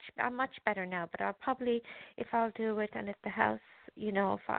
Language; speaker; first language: English; native; English